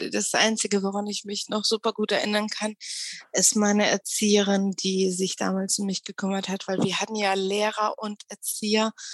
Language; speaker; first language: German; early bilingual, other home language; Russian